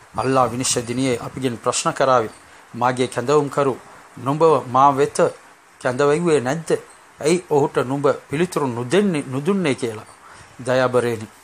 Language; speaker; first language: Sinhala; non-native, local second language; Tamil